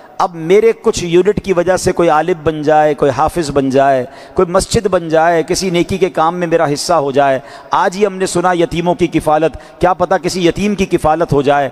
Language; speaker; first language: Urdu; native; Urdu